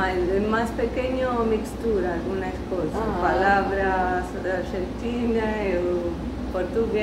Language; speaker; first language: Portuguese; non-native, learner; Spanish